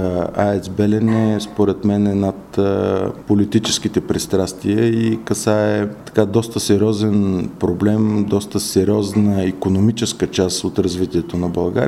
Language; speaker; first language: Bulgarian; native; Bulgarian